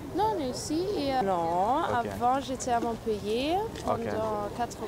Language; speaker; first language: French; non-native, fluent; Spanish